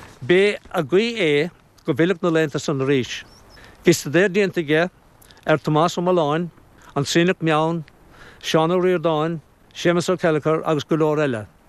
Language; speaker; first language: Irish; native; Irish